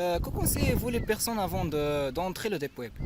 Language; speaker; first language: French; non-native, learner; Arabic